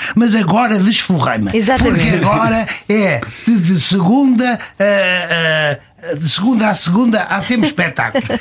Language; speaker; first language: Portuguese; native; Portuguese